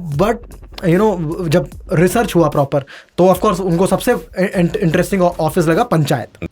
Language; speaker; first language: Hindi; native; Hindi